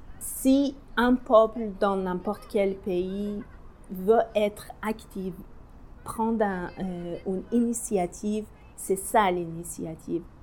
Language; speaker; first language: French; non-native, learner; Persian